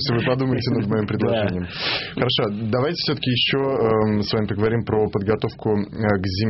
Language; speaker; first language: Russian; native; Russian